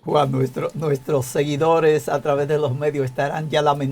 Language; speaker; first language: Spanish; native; Spanish